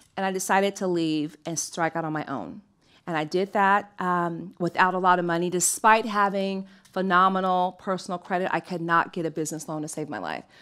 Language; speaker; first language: English; native; English